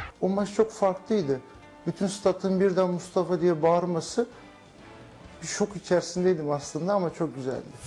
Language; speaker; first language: Turkish; early bilingual, heritage; Turkish